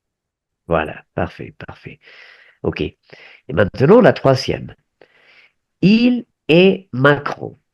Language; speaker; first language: French; non-native, fluent; Spanish